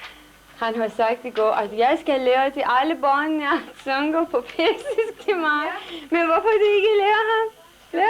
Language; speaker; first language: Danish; non-native, learner; Persian